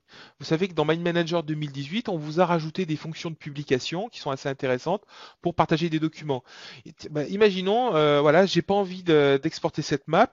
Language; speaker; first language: French; native; French